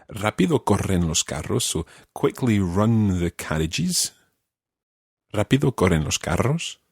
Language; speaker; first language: Spanish; non-native, fluent; English